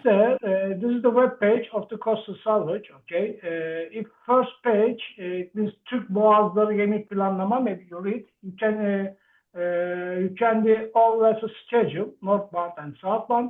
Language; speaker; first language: English; non-native, learner; Turkish